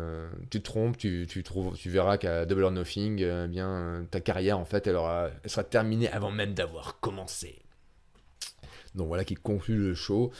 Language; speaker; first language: French; native; French